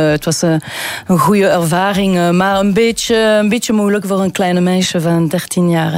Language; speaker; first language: Dutch; non-native, local second language; French